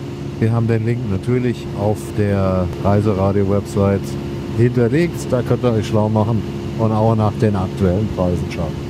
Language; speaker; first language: German; native; German